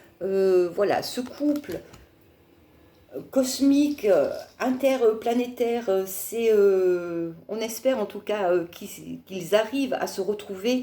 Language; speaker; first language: French; native; French